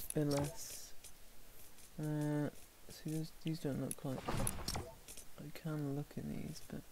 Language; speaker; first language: English; native; English